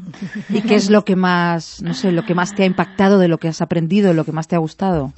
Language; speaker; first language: Spanish; native; Spanish